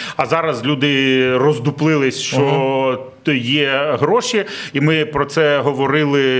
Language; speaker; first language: Ukrainian; non-native, local second language; Russian